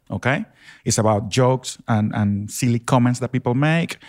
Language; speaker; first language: English; non-native, fluent; Spanish